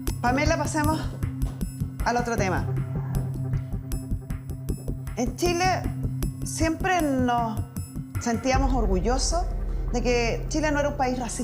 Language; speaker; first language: Spanish; native; Spanish